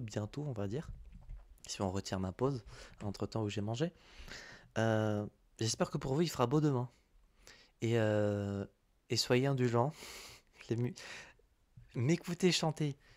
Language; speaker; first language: French; native; French